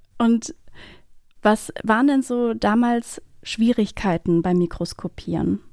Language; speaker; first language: German; native; German